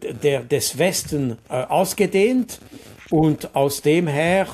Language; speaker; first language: German; non-native, local second language; French